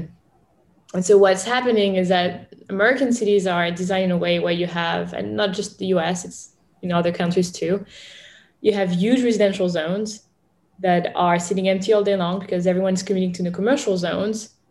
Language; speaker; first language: English; non-native, fluent; French